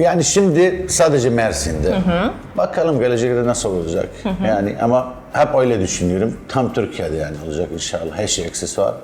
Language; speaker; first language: Turkish; non-native, learner; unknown